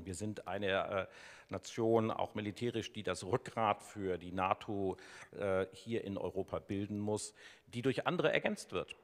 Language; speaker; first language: German; native; German